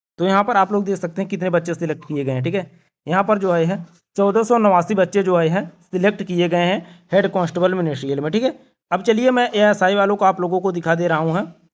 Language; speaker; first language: Hindi; native; Hindi